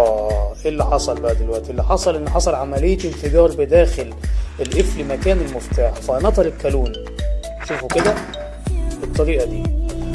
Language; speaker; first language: Arabic; native; Arabic